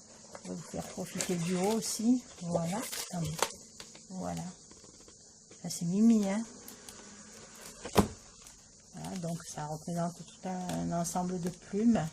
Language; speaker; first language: French; native; French